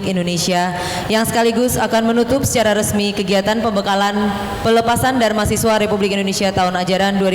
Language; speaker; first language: Indonesian; native; Indonesian